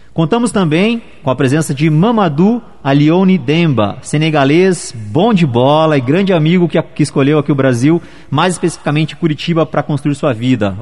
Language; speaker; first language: Portuguese; native; Portuguese